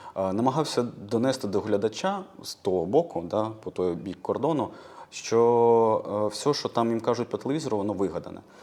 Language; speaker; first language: Ukrainian; non-native, local second language; Russian